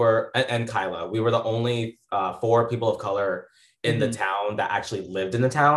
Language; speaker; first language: English; native; English